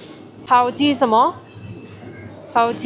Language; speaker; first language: Chinese; non-native, fluent; Indonesian